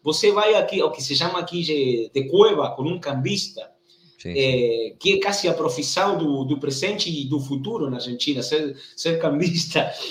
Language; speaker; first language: Portuguese; non-native, learner; Spanish